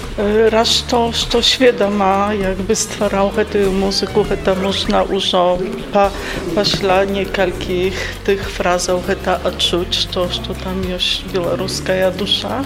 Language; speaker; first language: Polish; non-native, learner; Belarusian